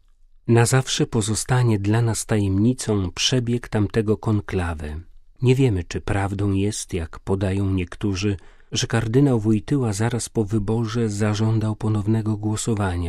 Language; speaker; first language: Polish; native; Polish